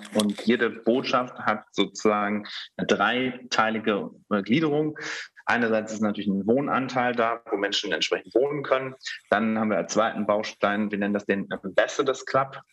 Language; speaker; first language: German; native; German